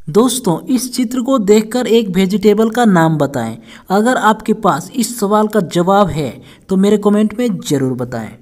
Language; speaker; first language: Hindi; native; Hindi